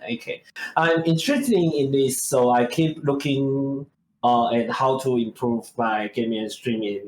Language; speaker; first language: English; non-native, learner; Chinese